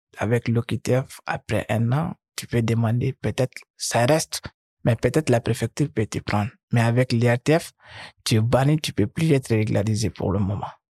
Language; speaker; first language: French; non-native, local second language; Fula